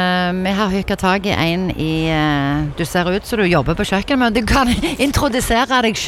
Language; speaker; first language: Norwegian; native; Norwegian